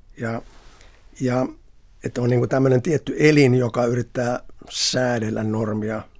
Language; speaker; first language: Finnish; native; Finnish